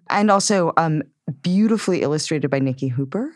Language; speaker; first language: English; native; English